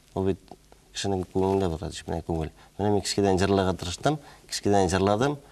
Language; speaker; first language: Tatar; native; Tatar